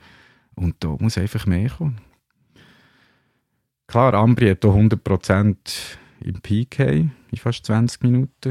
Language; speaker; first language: German; native; German